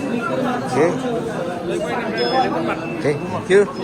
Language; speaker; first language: English; non-native, fluent; Filipino